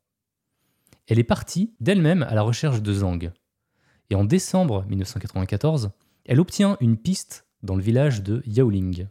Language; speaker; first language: French; native; French